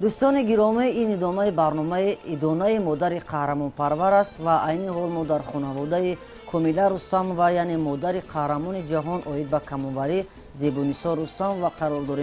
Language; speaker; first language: Persian; native; Persian